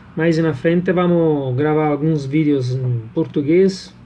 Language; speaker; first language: Portuguese; non-native, fluent; Italian